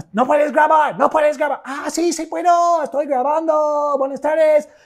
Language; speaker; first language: Spanish; non-native, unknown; English